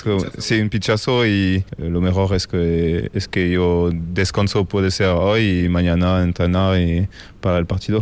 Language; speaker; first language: Spanish; non-native, learner; French